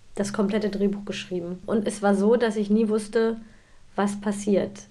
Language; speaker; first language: German; native; German